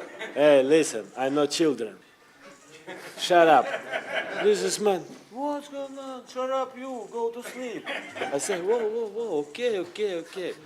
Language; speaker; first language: English; non-native, learner; Ukrainian